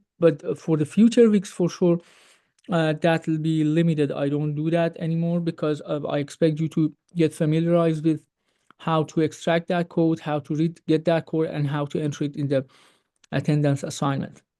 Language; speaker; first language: English; non-native, fluent; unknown